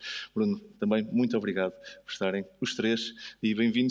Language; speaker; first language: Portuguese; native; Portuguese